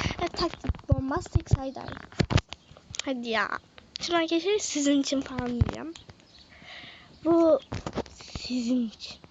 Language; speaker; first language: Turkish; native; Turkish